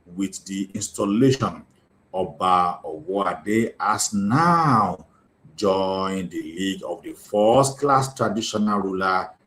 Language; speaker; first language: English; non-native, local second language; Yoruba